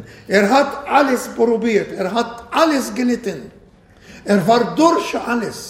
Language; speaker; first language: German; non-native, fluent; Arabic